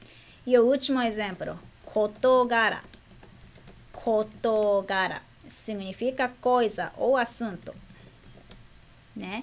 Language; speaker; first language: Portuguese; non-native, fluent; Japanese